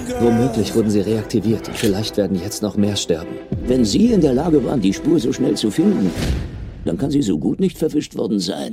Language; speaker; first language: German; native; German